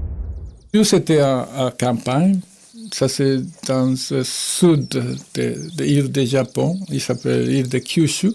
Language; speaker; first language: French; non-native, fluent; Japanese